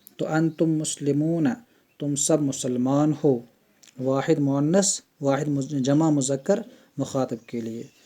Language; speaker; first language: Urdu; non-native, local second language; Kashmiri